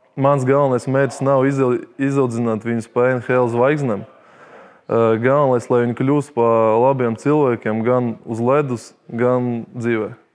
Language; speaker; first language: Latvian; non-native, local second language; Russian